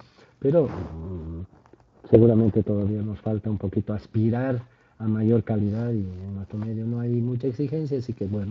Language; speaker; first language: Spanish; native; Spanish